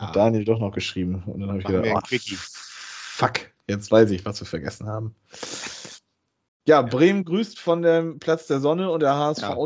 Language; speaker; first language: German; native; German